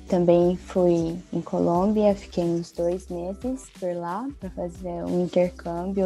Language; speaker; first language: Portuguese; early bilingual, heritage; Portuguese